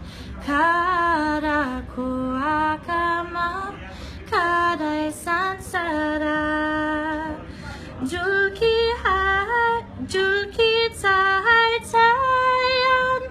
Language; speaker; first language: Nepali; non-native, learner; English